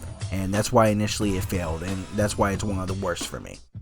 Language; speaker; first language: English; native; English